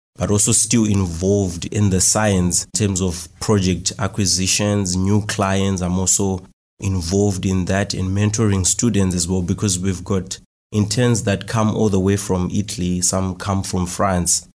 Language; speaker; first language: English; non-native, local second language; Shona